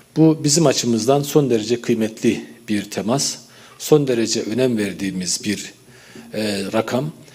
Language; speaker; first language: Turkish; native; Turkish